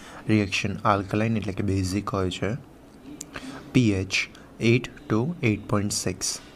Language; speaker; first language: English; non-native, local second language; Gujarati